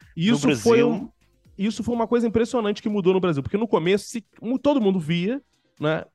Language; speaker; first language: Portuguese; native; Portuguese